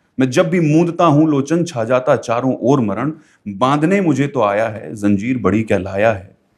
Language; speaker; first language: Hindi; native; Hindi